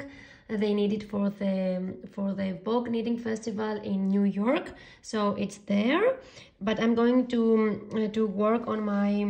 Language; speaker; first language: English; non-native, fluent; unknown